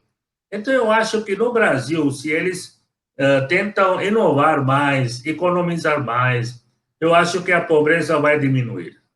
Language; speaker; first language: Portuguese; non-native, fluent; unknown